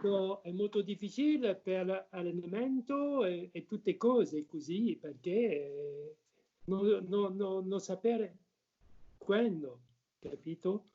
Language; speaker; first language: Italian; non-native, learner; French